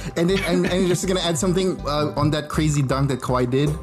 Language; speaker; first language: English; non-native, local second language; Filipino